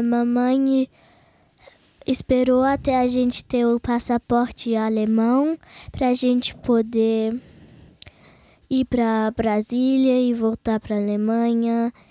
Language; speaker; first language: Portuguese; early bilingual, heritage; Portuguese